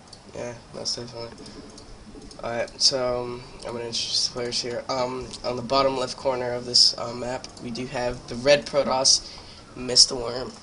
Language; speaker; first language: English; native; English